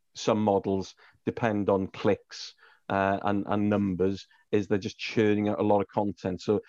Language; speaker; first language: English; native; English